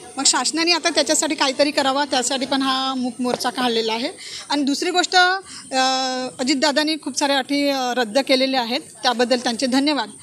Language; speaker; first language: Marathi; native; Marathi